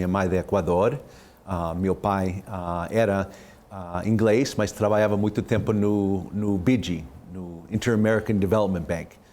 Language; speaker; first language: Portuguese; non-native, fluent; English